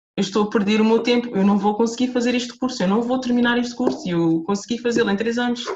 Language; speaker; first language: Portuguese; native; Portuguese